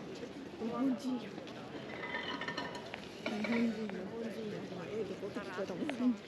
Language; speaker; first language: Japanese; native; Japanese